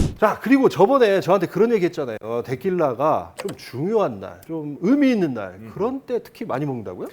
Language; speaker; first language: Korean; native; Korean